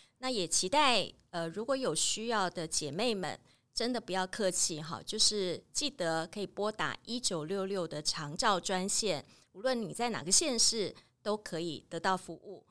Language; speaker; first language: Chinese; native; Chinese